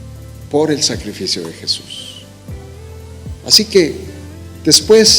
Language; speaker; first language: Spanish; native; Spanish